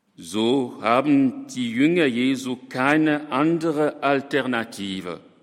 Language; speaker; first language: German; non-native, fluent; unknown